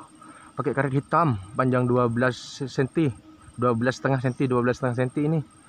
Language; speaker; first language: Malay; non-native, local second language; Javanese